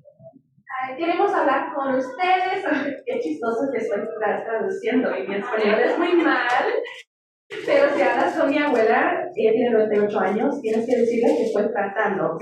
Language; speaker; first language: Spanish; early bilingual, heritage; English